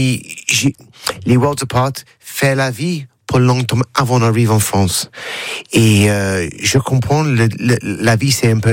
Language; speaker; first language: French; non-native, learner; English